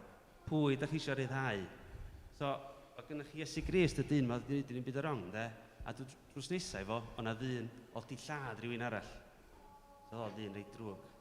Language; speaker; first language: Welsh; native; Welsh